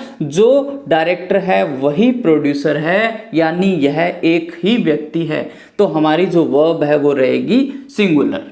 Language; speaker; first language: Hindi; native; Hindi